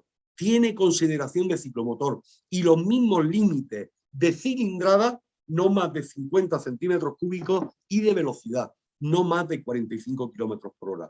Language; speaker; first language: Spanish; native; Spanish